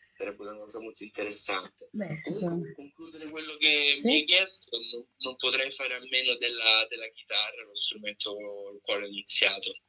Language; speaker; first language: Italian; native; Italian